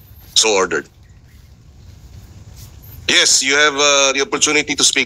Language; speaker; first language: English; non-native, local second language; Filipino